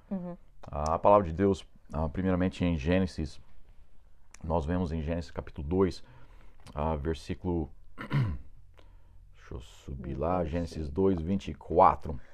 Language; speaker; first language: Portuguese; non-native, fluent; English